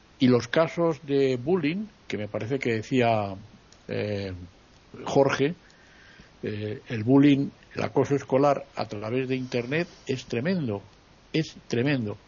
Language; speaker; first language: Spanish; native; Spanish